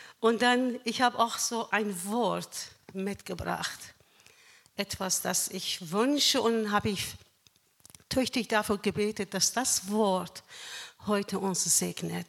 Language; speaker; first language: German; non-native, fluent; Persian